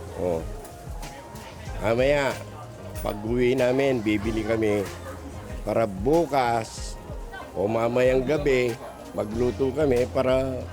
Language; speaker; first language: Filipino; non-native, local second language; Pampanga